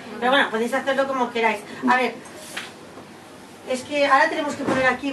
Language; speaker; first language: Spanish; native; Spanish